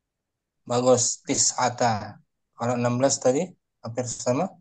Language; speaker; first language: Indonesian; native; Indonesian